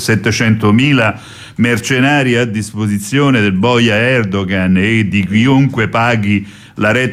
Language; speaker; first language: Italian; native; Italian